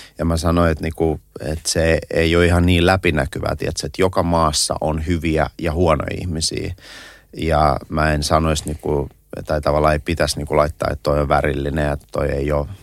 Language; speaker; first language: Finnish; early bilingual, other home language; Russian